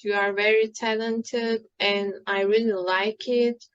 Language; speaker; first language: English; non-native, fluent; Turkish